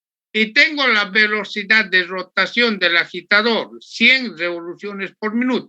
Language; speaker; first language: Spanish; native; Spanish